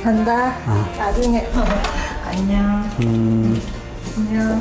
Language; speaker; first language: Korean; native; Korean